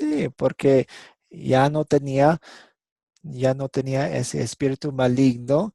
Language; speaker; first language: Spanish; non-native, fluent; English